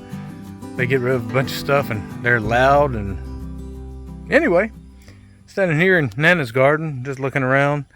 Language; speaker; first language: English; native; English